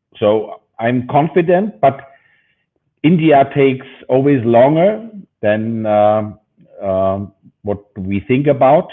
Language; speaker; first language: English; non-native, fluent; German